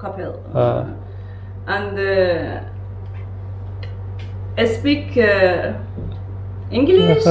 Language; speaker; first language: English; non-native, learner; Persian